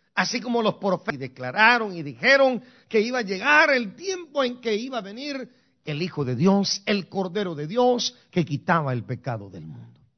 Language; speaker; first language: Spanish; native; Spanish